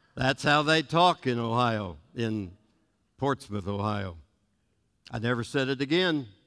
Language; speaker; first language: English; native; English